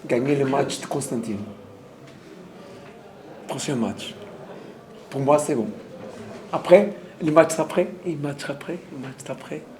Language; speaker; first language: French; non-native, learner; Portuguese